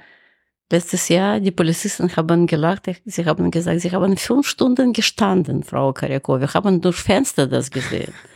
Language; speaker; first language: German; non-native, fluent; Russian